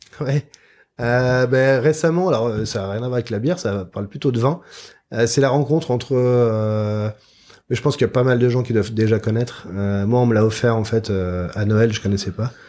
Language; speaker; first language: French; native; French